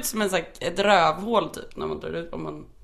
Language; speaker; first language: Swedish; native; Swedish